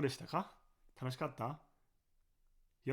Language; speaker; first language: Japanese; non-native, fluent; English